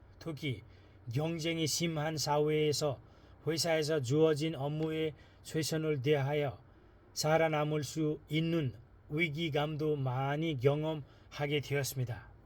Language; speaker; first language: Korean; non-native, fluent; Nepali